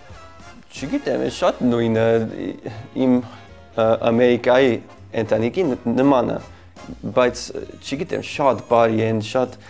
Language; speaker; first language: Armenian; non-native, learner; English